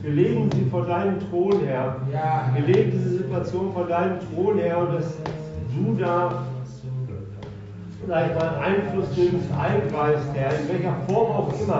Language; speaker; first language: German; native; German